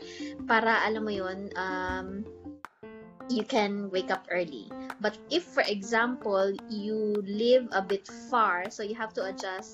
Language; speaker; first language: English; non-native, local second language; Filipino